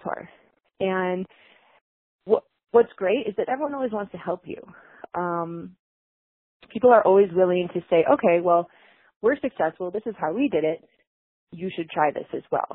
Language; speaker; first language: English; native; English